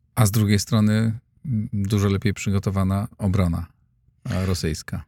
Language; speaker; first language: Polish; native; Polish